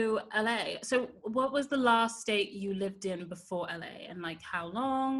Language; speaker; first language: English; native; English